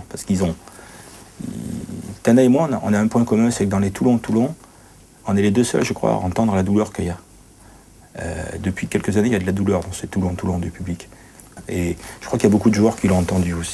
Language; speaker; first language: French; native; French